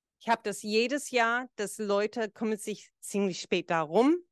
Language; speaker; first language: German; non-native, fluent; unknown